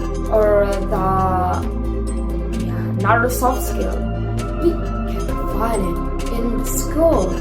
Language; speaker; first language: English; non-native, fluent; Indonesian